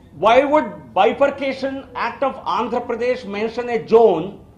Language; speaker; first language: English; non-native, local second language; Telugu